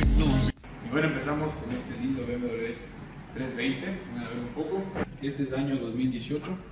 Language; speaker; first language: Spanish; native; Spanish